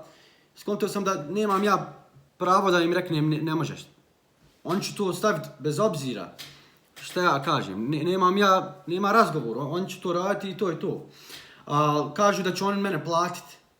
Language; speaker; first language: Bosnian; early bilingual, heritage; Bosnian